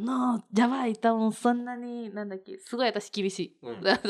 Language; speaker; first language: Japanese; non-native, learner; Spanish